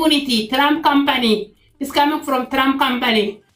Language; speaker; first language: English; non-native, learner; Oromo